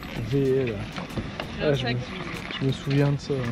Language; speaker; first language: French; native; French